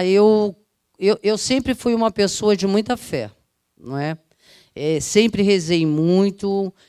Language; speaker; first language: Portuguese; early bilingual, other home language; Italian